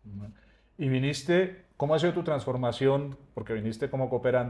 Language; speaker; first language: Spanish; native; Spanish